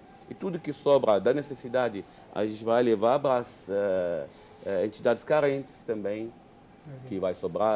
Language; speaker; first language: Portuguese; non-native, fluent; Arabic